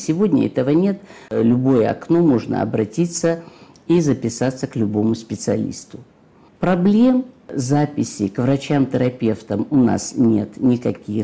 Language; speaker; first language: Russian; native; Russian